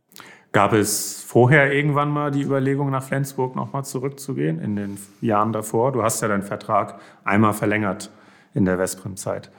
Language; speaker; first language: German; native; German